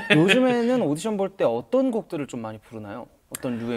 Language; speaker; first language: Korean; native; Korean